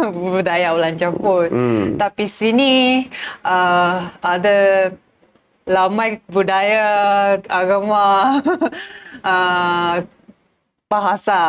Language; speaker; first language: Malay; non-native, learner; Japanese